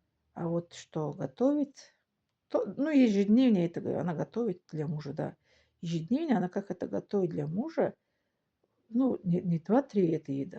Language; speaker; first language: Russian; non-native, local second language; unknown